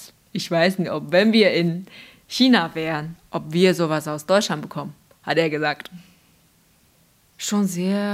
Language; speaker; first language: German; non-native, fluent; Chinese